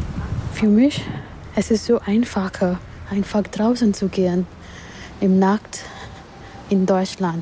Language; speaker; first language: German; non-native, learner; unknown